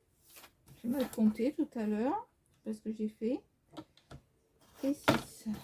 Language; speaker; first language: French; native; French